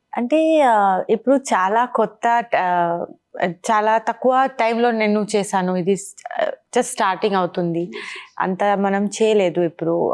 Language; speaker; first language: Telugu; non-native, learner; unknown